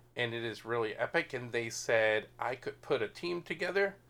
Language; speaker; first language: English; native; English